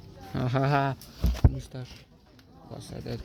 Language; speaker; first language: French; native; French